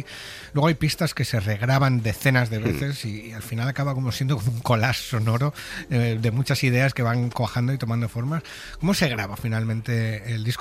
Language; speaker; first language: Spanish; native; Spanish